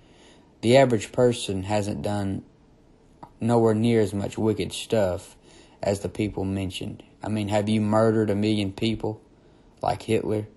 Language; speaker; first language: English; native; English